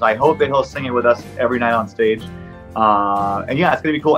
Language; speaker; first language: English; non-native, local second language; French